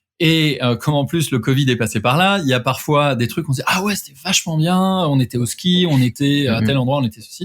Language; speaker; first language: French; native; French